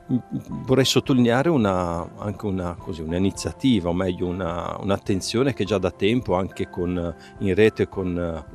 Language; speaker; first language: Italian; native; Italian